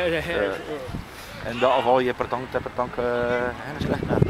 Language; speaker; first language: Dutch; native; Dutch